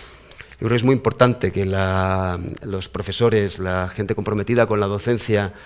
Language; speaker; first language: Spanish; native; Spanish